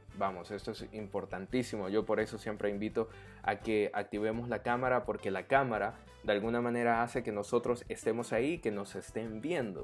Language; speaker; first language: Spanish; native; Spanish